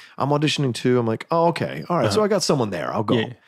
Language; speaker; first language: English; native; English